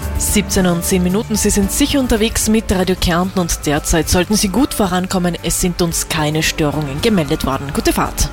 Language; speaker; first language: German; native; German